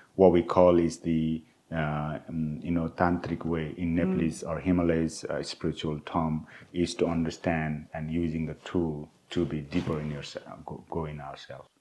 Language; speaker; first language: English; non-native, local second language; Nepali